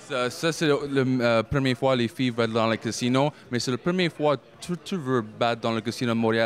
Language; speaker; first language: French; non-native, learner; English